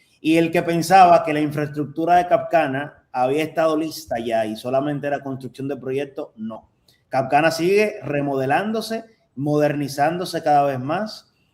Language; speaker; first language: Spanish; native; Spanish